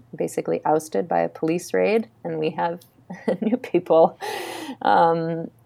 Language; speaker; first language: English; native; English